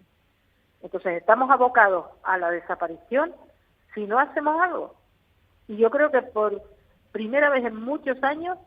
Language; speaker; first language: Spanish; native; Spanish